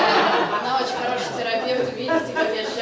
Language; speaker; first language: Russian; native; Russian